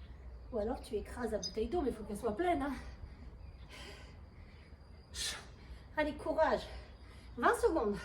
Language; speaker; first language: French; native; French